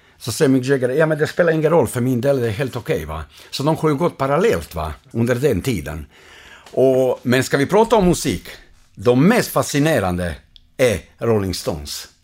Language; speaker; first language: Swedish; non-native, fluent; Croatian